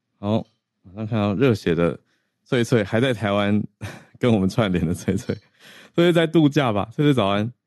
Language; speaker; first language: Chinese; native; Chinese